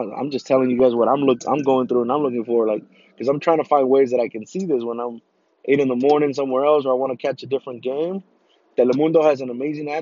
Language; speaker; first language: English; early bilingual, other home language; Spanish